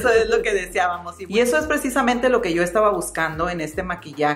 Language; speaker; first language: Spanish; native; Spanish